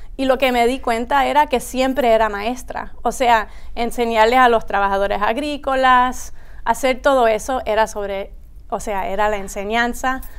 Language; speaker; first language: Spanish; early bilingual, heritage; Spanish